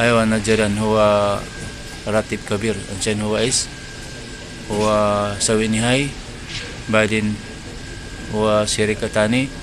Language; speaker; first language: Arabic; non-native, learner; Filipino